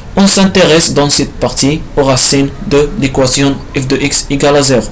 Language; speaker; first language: French; non-native, local second language; Arabic